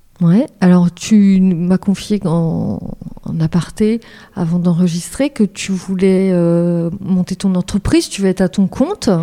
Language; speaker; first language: French; native; French